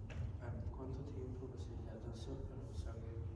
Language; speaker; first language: Portuguese; non-native, learner; Swedish